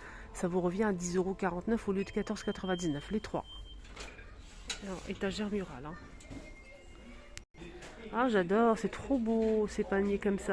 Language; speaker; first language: French; native; French